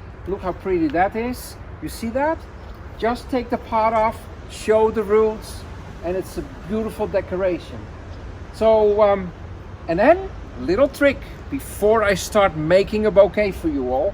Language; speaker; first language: English; non-native, fluent; Dutch